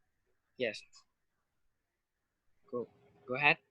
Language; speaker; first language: English; non-native, learner; Khmer